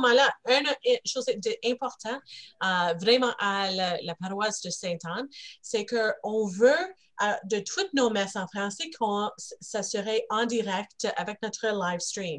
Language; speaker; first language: French; non-native, local second language; English